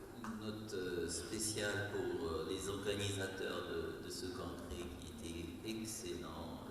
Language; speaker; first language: French; non-native, local second language; Arabic